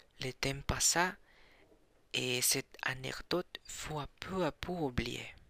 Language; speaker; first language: French; non-native, learner; Spanish